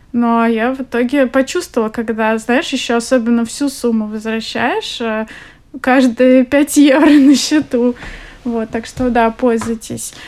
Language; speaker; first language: Russian; native; Russian